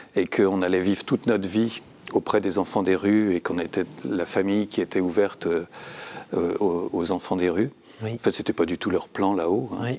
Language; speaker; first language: French; native; French